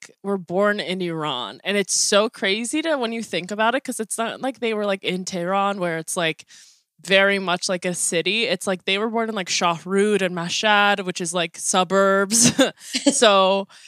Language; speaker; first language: English; early bilingual, other home language; Persian